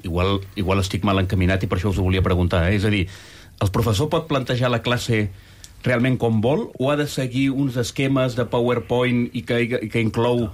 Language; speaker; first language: Catalan; native; Catalan